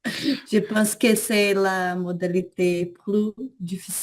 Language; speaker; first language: French; non-native, learner; Portuguese